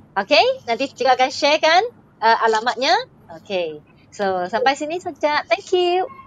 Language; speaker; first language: Malay; non-native, local second language; Chinese